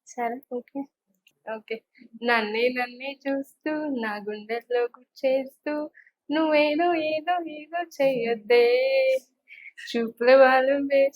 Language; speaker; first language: Telugu; native; Telugu